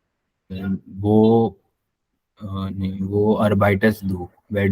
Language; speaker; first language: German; non-native, learner; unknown